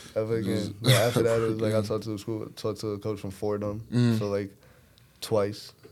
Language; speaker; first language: English; native; English